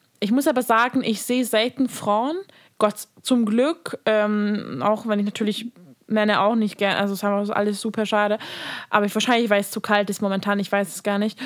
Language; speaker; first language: German; non-native, fluent; Hungarian